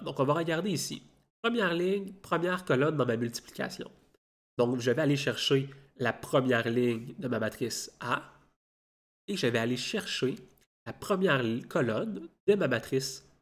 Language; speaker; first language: French; native; French